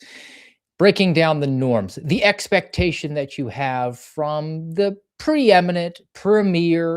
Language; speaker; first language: English; native; English